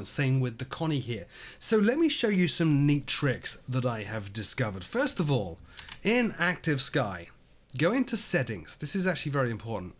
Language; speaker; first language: English; native; English